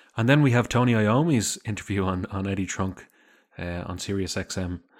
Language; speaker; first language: English; native; English